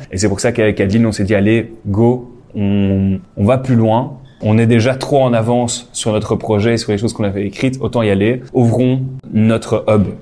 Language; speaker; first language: French; native; French